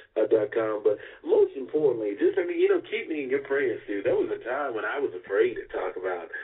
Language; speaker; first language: English; native; English